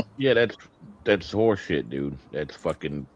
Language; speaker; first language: English; native; English